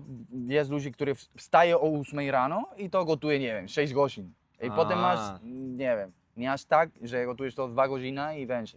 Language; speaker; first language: Polish; non-native, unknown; Spanish